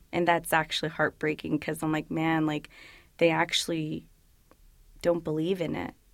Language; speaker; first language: English; early bilingual, other home language; Spanish